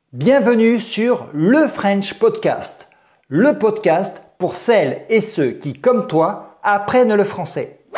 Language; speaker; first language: French; native; French